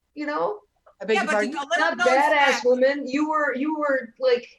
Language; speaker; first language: English; native; English